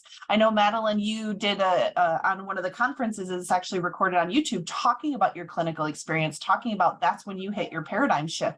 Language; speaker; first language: English; native; English